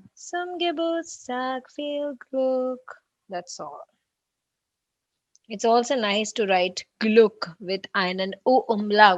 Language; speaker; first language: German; non-native, fluent; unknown